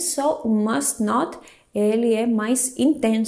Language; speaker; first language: Portuguese; non-native, fluent; Greek